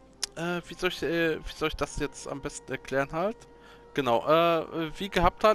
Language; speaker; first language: German; native; German